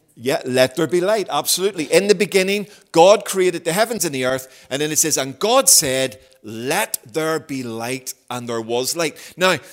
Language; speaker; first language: English; native; English